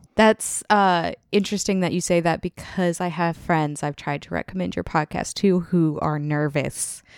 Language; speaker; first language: English; native; English